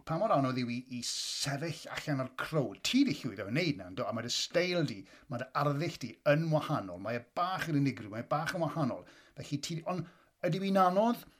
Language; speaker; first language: Welsh; native; Welsh